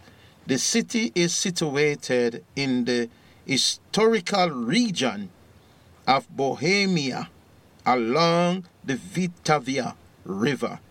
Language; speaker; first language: English; native; English